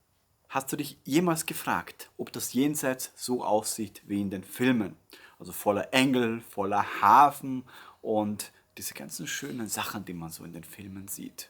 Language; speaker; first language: German; native; German